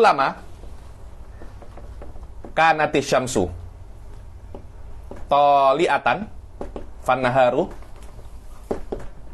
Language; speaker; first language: Arabic; non-native, fluent; Malay